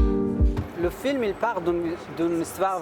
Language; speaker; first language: French; non-native, fluent; Persian